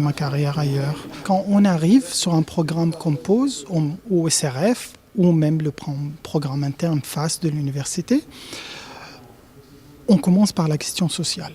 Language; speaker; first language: French; non-native, fluent; Arabic